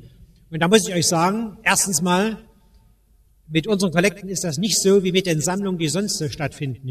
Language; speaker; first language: German; native; German